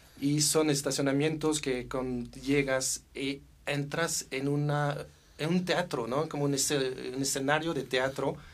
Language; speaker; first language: Spanish; non-native, fluent; French